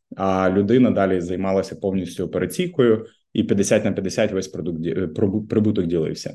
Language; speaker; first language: Ukrainian; native; Ukrainian